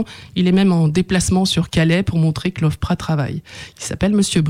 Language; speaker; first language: French; native; French